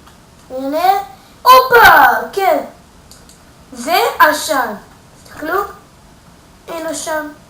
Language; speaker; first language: Hebrew; native; Hebrew